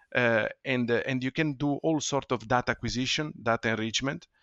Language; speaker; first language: English; non-native, fluent; Italian